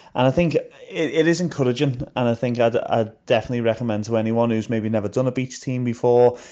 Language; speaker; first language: English; native; English